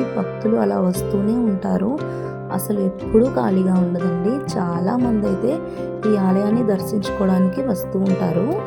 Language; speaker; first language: Telugu; native; Telugu